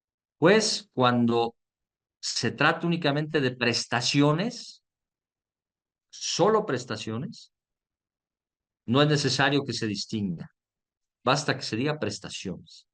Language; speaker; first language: Spanish; native; Spanish